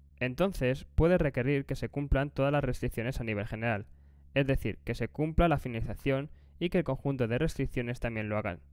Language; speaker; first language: Spanish; native; Spanish